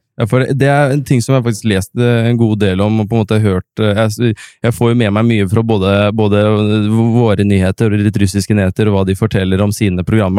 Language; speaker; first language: Norwegian; native; Norwegian